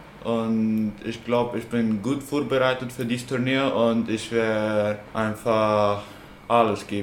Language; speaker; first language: German; non-native, local second language; Plautdietsch